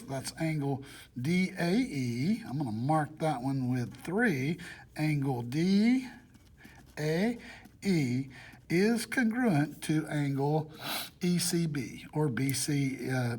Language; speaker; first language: English; native; English